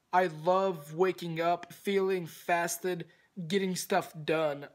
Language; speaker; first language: English; early bilingual, other home language; Russian